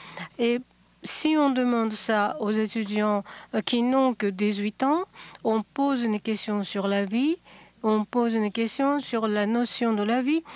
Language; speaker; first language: French; non-native, fluent; Japanese